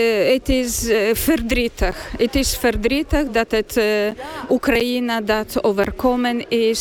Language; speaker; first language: Dutch; non-native, fluent; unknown